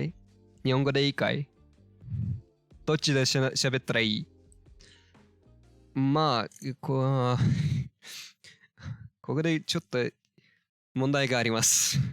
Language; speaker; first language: Japanese; non-native, learner; Turkish